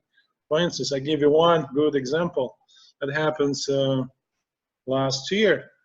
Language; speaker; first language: English; non-native, fluent; Russian